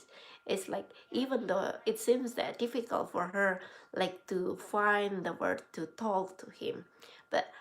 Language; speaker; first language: English; non-native, learner; Indonesian